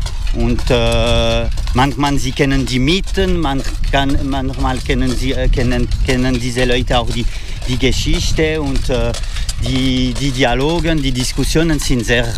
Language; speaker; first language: German; non-native, fluent; French